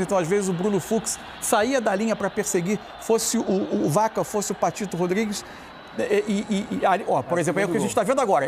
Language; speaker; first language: Portuguese; native; Portuguese